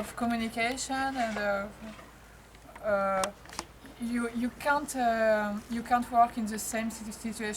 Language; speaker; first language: English; non-native, learner; French